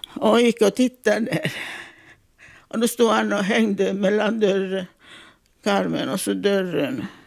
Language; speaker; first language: Swedish; non-native, fluent; Italian